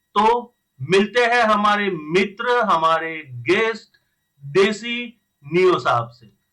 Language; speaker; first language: Hindi; non-native, local second language; Gujarati